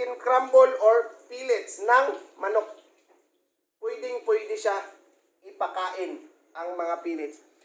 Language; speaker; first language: Filipino; non-native, local second language; Cebuano